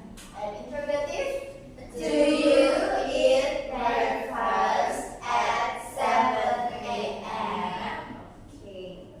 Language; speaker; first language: English; non-native, learner; Indonesian